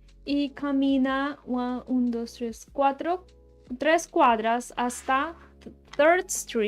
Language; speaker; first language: Spanish; early bilingual, heritage; Spanish